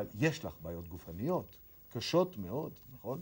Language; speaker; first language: Hebrew; native; Hebrew